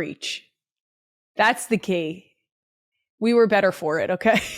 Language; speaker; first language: English; native; English